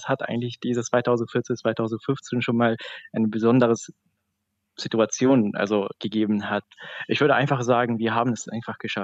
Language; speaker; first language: German; non-native, fluent; Arabic